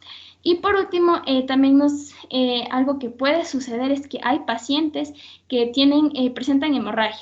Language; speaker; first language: Spanish; native; Spanish